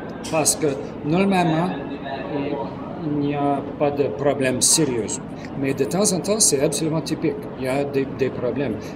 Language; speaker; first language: French; non-native, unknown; English